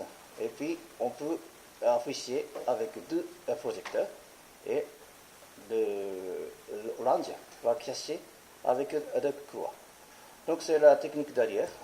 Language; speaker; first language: French; non-native, learner; Japanese